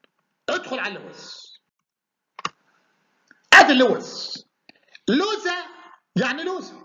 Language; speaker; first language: Arabic; native; Arabic